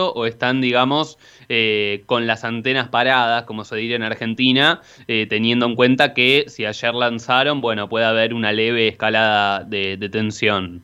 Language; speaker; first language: Spanish; native; Spanish